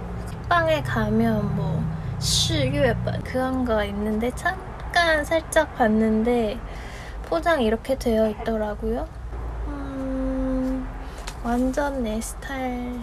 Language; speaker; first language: Korean; non-native, fluent; Chinese